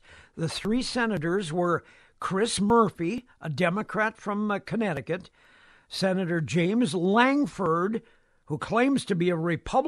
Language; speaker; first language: English; native; English